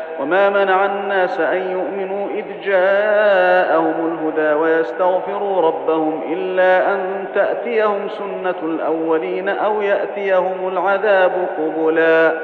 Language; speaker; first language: Arabic; native; Arabic